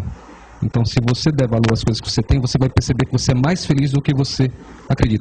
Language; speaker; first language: Portuguese; native; Portuguese